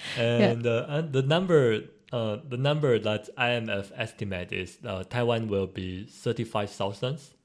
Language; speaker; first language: English; non-native, learner; Chinese